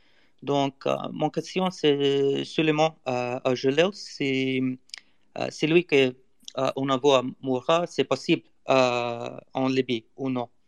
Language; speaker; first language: French; non-native, learner; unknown